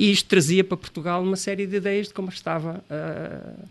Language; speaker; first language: Portuguese; native; Portuguese